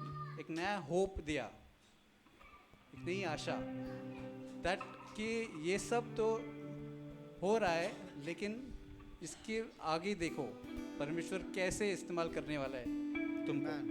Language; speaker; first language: Hindi; non-native, local second language; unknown